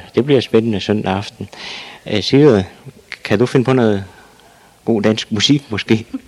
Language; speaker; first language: Danish; native; Danish